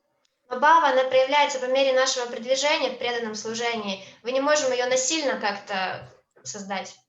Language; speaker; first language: Russian; native; Russian